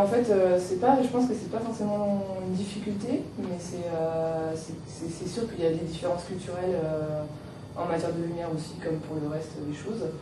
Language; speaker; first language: French; native; French